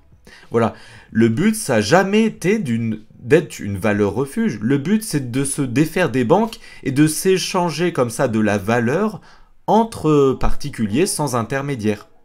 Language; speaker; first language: French; native; French